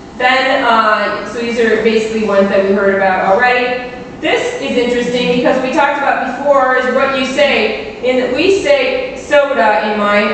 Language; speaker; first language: English; native; English